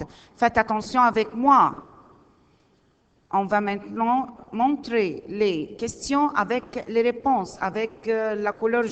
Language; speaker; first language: French; non-native, learner; Arabic